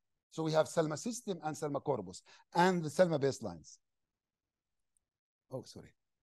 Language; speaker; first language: English; non-native, fluent; Arabic